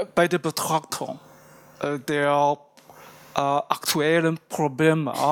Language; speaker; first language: German; non-native, fluent; Chinese